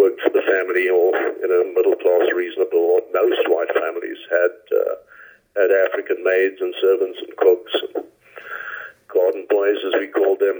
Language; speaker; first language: English; native; English